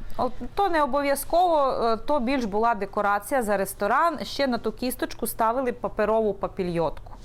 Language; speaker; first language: Ukrainian; early bilingual, heritage; Ukrainian